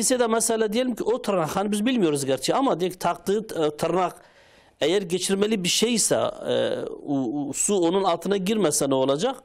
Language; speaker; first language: Turkish; non-native, local second language; Kurdish